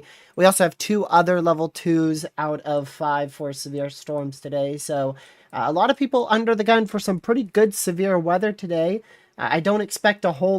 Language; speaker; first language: English; native; English